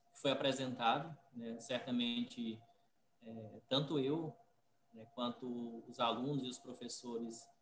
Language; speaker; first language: Portuguese; native; Portuguese